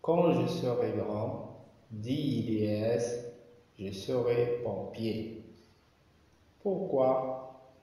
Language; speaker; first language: French; non-native, local second language; Arabic